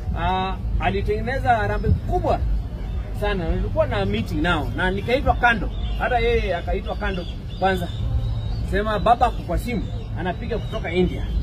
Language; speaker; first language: Swahili; non-native, local second language; Luo (Kenya and Tanzania)